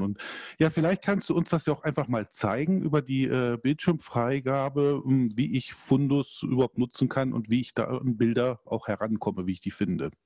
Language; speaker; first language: German; native; German